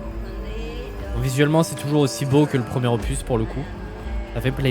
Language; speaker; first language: French; native; French